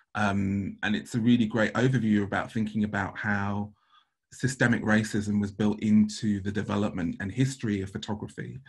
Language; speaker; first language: English; native; English